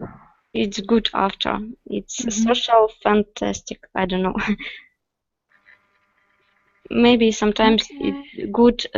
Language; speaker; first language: English; non-native, learner; Russian